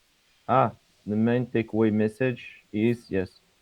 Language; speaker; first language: English; non-native, fluent; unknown